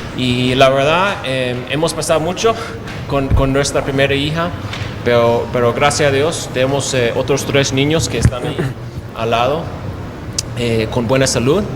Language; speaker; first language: Spanish; non-native, fluent; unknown